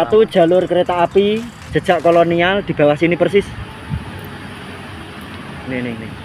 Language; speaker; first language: Indonesian; non-native, local second language; Javanese